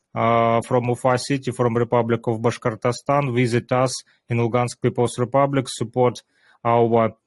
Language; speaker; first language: English; non-native, learner; Ukrainian